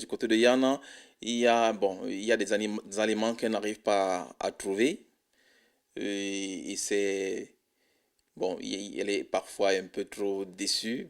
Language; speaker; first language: French; non-native, fluent; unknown